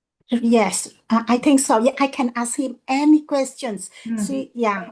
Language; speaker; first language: English; non-native, learner; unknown